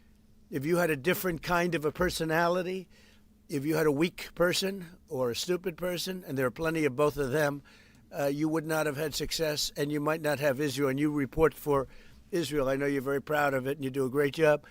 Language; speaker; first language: English; native; English